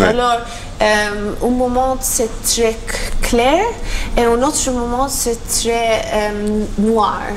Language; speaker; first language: French; non-native, learner; Maltese